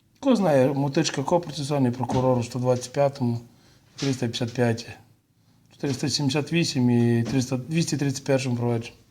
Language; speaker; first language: Ukrainian; native; Ukrainian